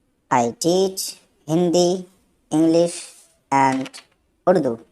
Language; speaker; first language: English; non-native, learner; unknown